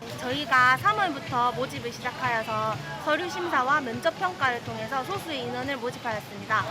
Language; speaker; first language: Korean; native; Korean